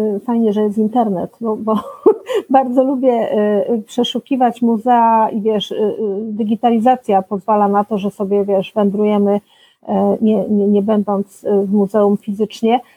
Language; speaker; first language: Polish; native; Polish